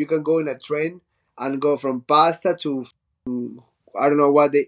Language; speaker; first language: English; non-native, fluent; Spanish